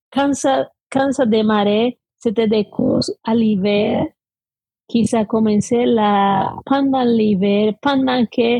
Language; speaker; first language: French; non-native, fluent; Spanish